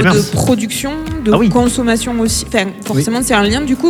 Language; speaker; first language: French; native; French